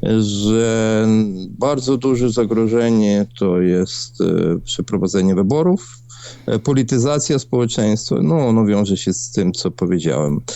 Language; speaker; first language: Polish; non-native, fluent; Ukrainian